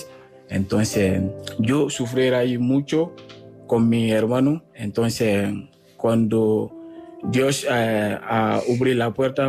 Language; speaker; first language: Spanish; non-native, learner; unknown